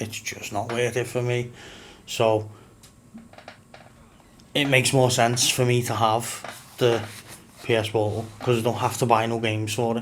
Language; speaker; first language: English; native; English